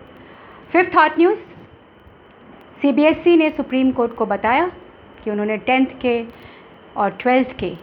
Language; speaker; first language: Hindi; native; Hindi